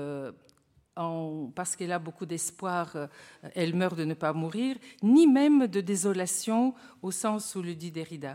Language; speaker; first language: French; non-native, fluent; Bulgarian